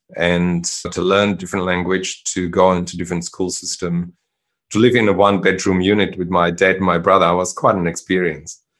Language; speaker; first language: English; non-native, fluent; German